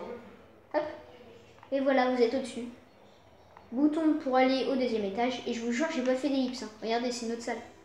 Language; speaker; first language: French; native; French